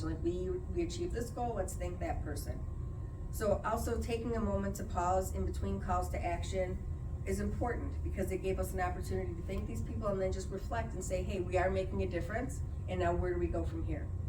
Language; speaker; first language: English; native; English